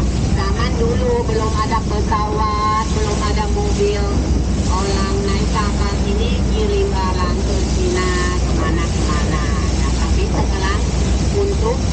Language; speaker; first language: Indonesian; non-native, fluent; Thai